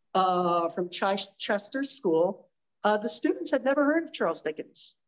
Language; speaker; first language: English; native; English